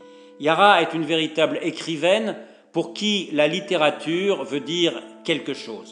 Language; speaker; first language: French; native; French